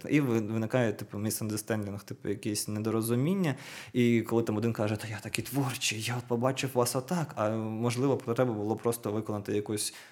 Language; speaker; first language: Ukrainian; non-native, local second language; Russian